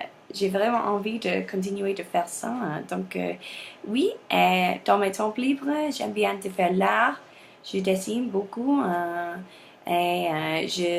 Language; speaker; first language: French; non-native, learner; English